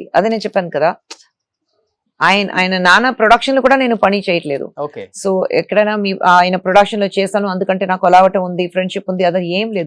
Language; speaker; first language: Telugu; non-native, fluent; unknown